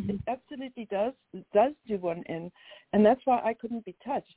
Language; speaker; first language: English; native; English